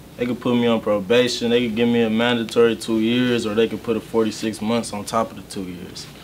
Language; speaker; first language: English; native; English